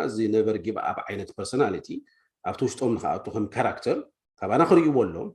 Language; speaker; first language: Tigrinya; native; Tigrinya